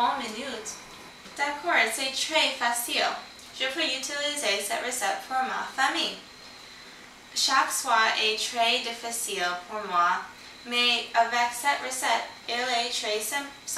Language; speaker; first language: French; non-native, learner; English